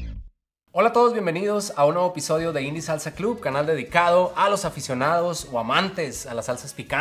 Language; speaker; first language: Spanish; native; Spanish